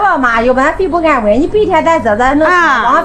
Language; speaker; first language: Chinese; native; Chinese